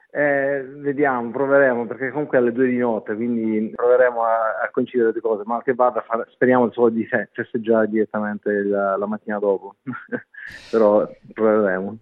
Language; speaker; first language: Italian; native; Italian